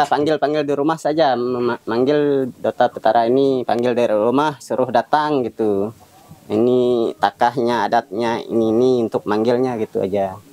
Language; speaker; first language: Indonesian; non-native, local second language; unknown